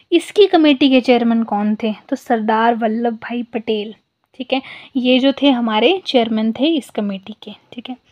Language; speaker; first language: Hindi; non-native, local second language; Punjabi